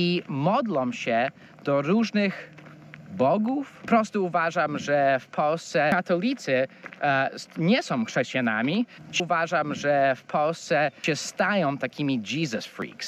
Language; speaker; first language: Polish; non-native, fluent; English